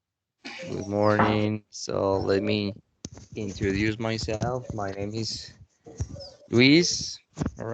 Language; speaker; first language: English; non-native, fluent; Spanish